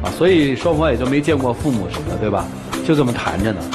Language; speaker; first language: Chinese; native; Chinese